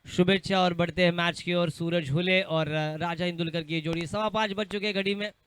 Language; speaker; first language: Hindi; non-native, local second language; Marathi